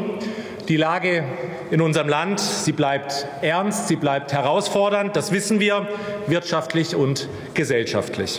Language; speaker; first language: German; native; German